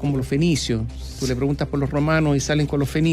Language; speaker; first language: Spanish; native; Spanish